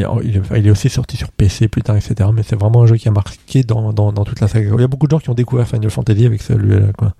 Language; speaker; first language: French; native; French